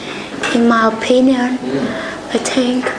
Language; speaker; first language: English; non-native, fluent; Vietnamese